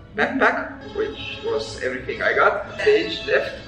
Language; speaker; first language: English; non-native, fluent; Romanian